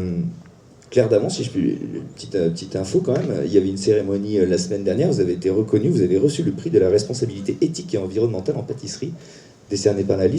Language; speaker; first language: French; native; French